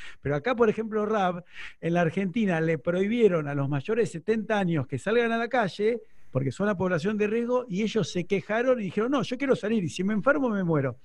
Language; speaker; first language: Spanish; native; Spanish